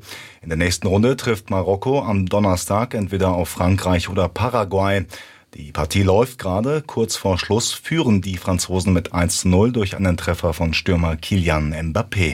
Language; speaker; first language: German; native; German